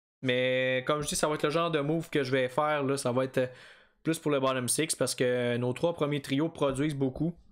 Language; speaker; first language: French; native; French